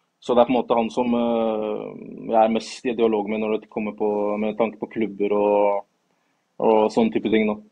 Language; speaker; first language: Norwegian; early bilingual, other home language; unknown